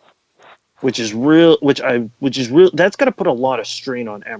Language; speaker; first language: English; native; English